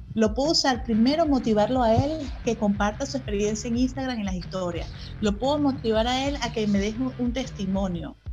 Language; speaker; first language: Spanish; native; Spanish